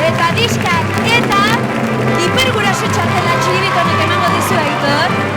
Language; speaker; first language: Basque; native; Basque